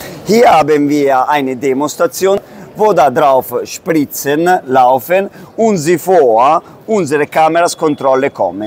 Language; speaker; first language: German; non-native, fluent; Italian